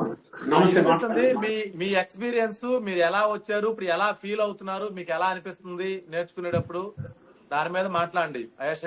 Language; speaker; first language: Telugu; native; Telugu